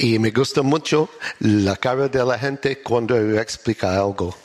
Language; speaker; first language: Spanish; non-native, learner; English